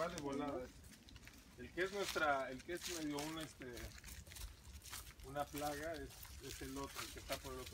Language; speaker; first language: Spanish; native; Spanish